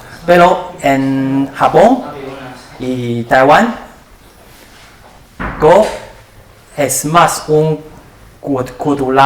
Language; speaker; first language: Spanish; non-native, learner; Chinese